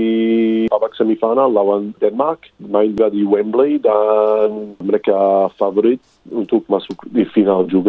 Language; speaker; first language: Indonesian; non-native, fluent; English